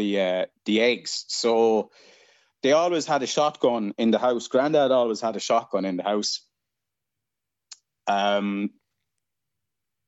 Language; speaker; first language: English; native; English